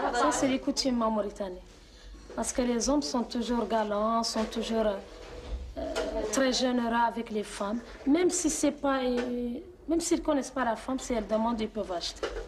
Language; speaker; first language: French; non-native, local second language; Arabic